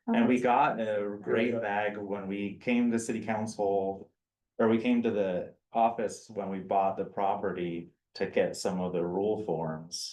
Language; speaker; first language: English; native; English